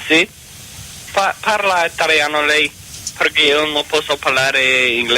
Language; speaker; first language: Italian; non-native, learner; English